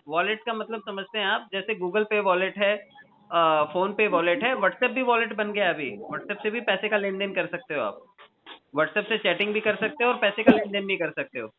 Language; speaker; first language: Hindi; native; Hindi